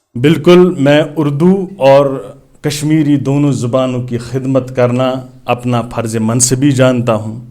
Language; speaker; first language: Urdu; non-native, local second language; Kashmiri